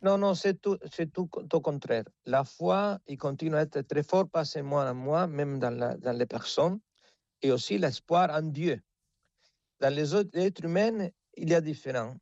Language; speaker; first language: French; non-native, fluent; Spanish